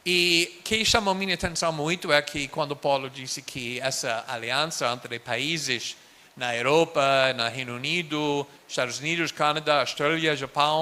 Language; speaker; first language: Portuguese; non-native, fluent; English